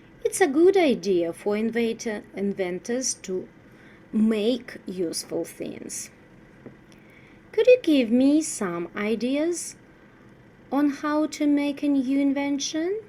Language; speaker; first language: English; non-native, fluent; Russian